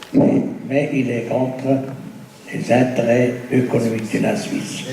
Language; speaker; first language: French; non-native, fluent; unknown